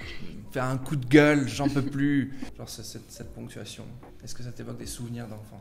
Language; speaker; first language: French; native; French